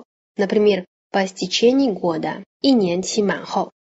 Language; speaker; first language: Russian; non-native, fluent; Chinese